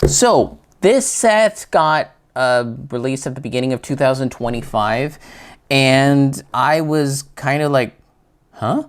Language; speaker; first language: English; native; English